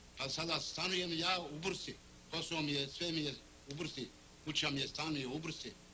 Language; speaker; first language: Bosnian; early bilingual, heritage; Bosnian